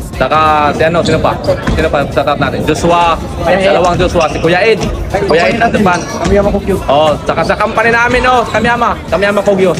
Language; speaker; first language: Filipino; non-native, local second language; Cebuano